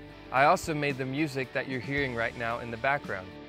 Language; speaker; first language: English; native; English